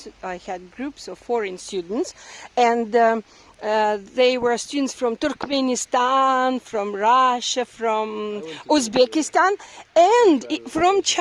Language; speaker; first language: English; non-native, learner; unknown